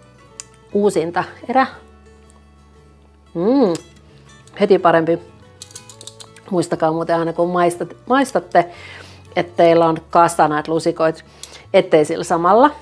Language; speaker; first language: Finnish; native; Finnish